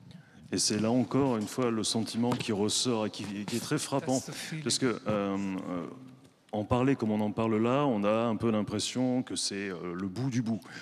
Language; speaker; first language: French; native; French